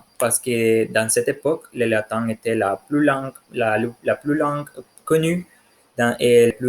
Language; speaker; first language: French; non-native, learner; Spanish